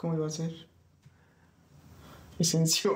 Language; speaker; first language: Spanish; native; Spanish